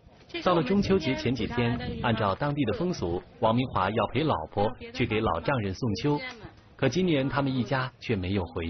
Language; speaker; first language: Chinese; native; Chinese